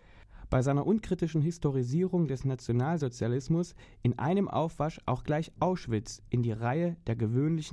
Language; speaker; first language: German; native; German